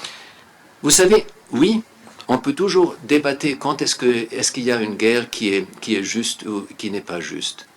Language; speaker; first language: French; non-native, fluent; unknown